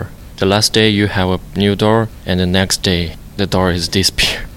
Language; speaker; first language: English; non-native, learner; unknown